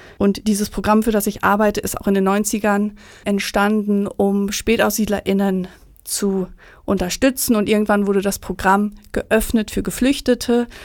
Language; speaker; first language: German; native; German